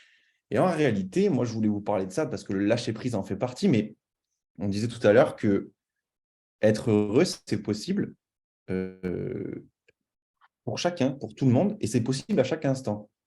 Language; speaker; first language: French; native; French